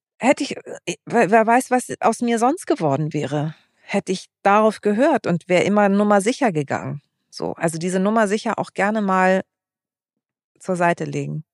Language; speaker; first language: German; early bilingual, other home language; Greek